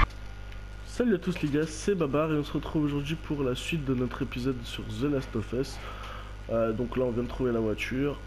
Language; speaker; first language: French; native; French